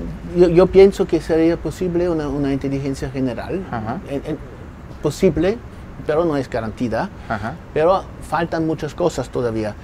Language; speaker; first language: Spanish; non-native, fluent; German